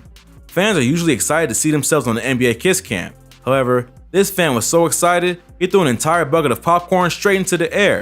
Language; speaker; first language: English; native; English